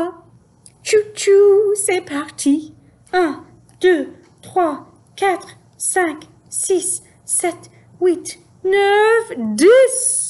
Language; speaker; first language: French; non-native, fluent; English